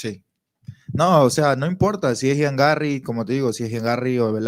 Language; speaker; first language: Spanish; native; Spanish